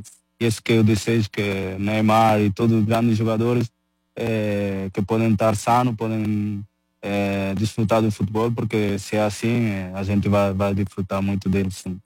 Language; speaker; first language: Portuguese; non-native, fluent; Spanish